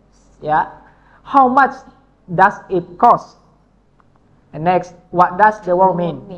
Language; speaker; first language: English; non-native, fluent; Indonesian